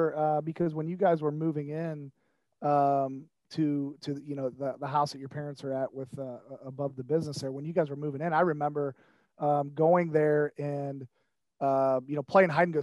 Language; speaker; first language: English; native; English